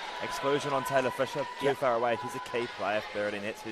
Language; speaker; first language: English; native; English